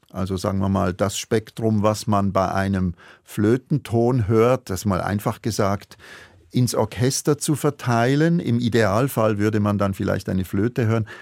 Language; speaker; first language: German; native; German